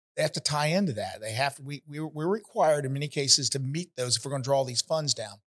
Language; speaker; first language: English; native; English